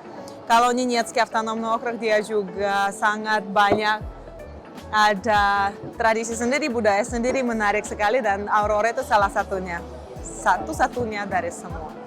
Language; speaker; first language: Indonesian; non-native, fluent; Russian